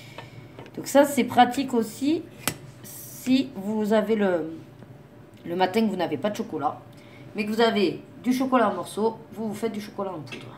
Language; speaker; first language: French; native; French